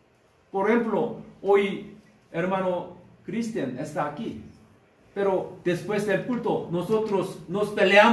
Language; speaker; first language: Spanish; non-native, learner; Korean